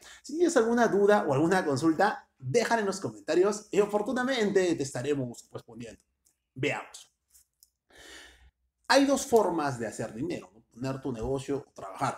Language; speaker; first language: Spanish; native; Spanish